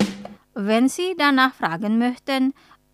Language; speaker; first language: German; non-native, fluent; Indonesian